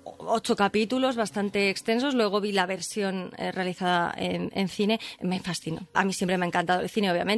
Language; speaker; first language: Spanish; native; Spanish